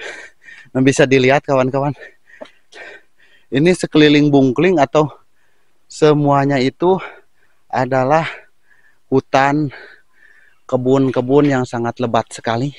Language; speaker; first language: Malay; non-native, local second language; Sundanese